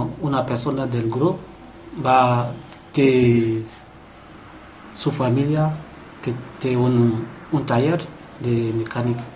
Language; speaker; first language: Spanish; non-native, learner; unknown